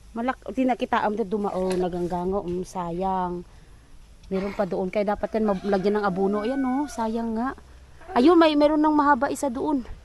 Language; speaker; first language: Filipino; native; Filipino